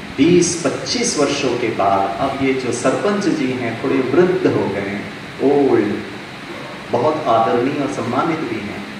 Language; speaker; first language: Hindi; non-native, local second language; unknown